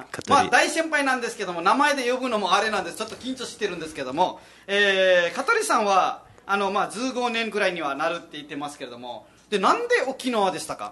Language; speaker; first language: Japanese; non-native, fluent; Nepali